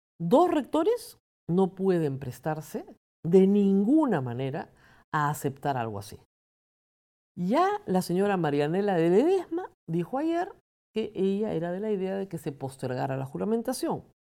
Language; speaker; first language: Spanish; native; Spanish